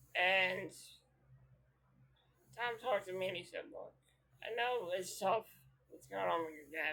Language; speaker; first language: English; native; English